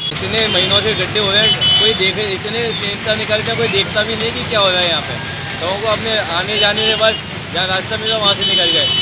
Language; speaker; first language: Hindi; native; Hindi